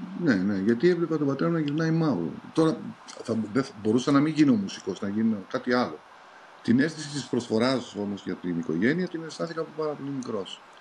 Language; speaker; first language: Greek; early bilingual, heritage; Greek